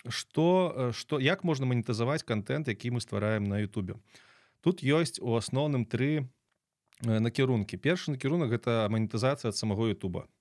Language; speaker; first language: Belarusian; native; Belarusian